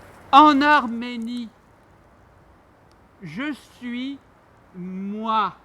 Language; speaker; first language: French; non-native, learner; Armenian